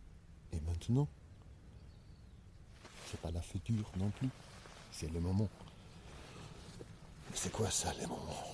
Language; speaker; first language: French; non-native, learner; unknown